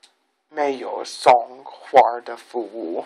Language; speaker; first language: Chinese; non-native, learner; English